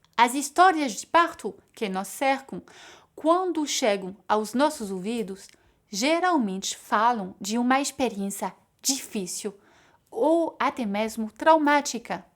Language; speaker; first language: Portuguese; non-native, fluent; French